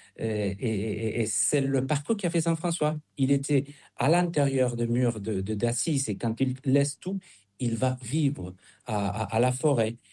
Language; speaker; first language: French; non-native, fluent; Spanish